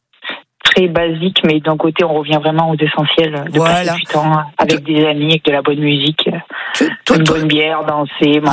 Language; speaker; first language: French; native; French